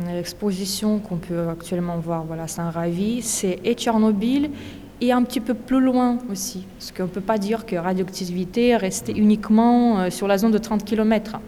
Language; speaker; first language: French; non-native, fluent; Russian